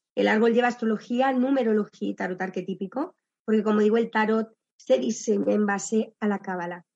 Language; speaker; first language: Spanish; native; Spanish